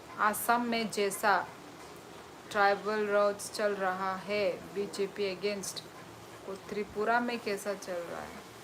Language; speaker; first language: Hindi; non-native, local second language; Kok Borok